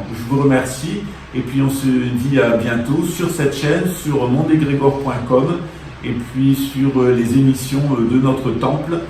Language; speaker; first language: French; native; French